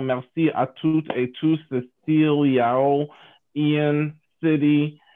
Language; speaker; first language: French; non-native, fluent; English